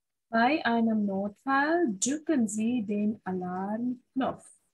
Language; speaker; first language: German; non-native, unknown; Hindi